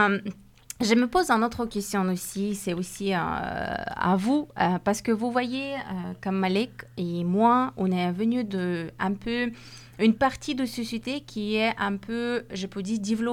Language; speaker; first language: French; non-native, fluent; Persian